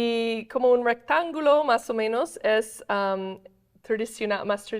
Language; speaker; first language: Spanish; non-native, fluent; English